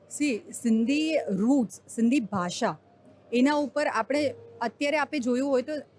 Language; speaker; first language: Gujarati; non-native, local second language; Sindhi